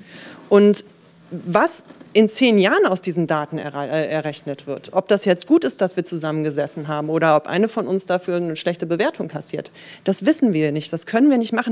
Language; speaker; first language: German; native; German